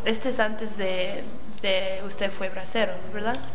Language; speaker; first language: Spanish; early bilingual, other home language; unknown